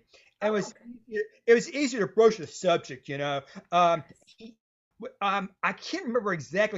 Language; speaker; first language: English; native; English